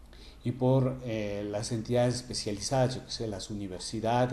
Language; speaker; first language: Spanish; native; Spanish